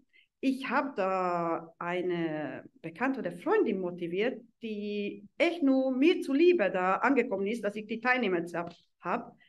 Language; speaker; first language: German; non-native, fluent; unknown